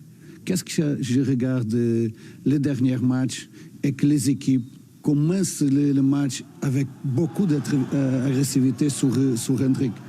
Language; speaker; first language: French; non-native, learner; Portuguese